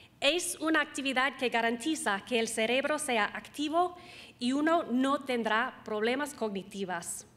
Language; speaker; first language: Spanish; non-native, fluent; English